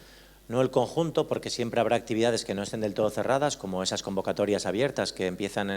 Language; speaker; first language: Spanish; native; Spanish